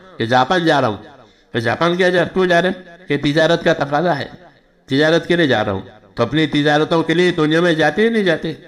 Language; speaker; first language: Urdu; non-native, local second language; Gujarati